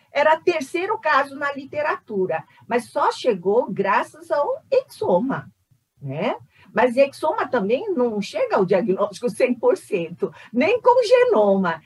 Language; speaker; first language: Portuguese; early bilingual, other home language; Korean